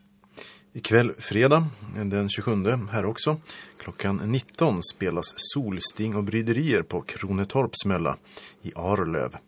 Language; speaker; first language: Swedish; native; Swedish